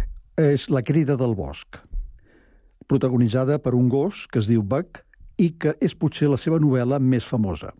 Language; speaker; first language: Catalan; native; Catalan